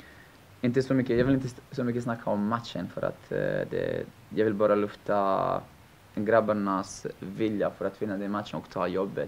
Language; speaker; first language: Swedish; non-native, fluent; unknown